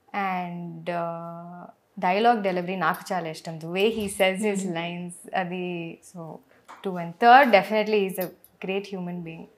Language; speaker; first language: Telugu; non-native, local second language; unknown